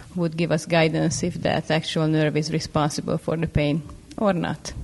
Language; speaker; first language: English; non-native, fluent; Hungarian